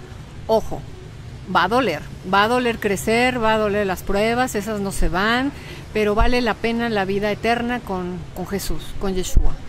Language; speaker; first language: Spanish; native; Spanish